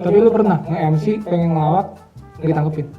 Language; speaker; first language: Indonesian; native; Indonesian